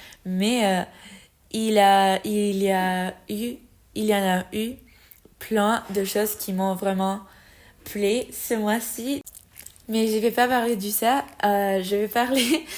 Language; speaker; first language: French; non-native, learner; Spanish